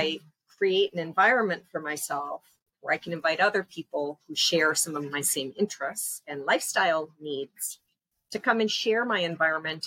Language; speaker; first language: English; native; English